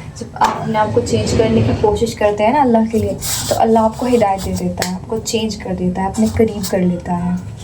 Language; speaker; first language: Hindi; native; Hindi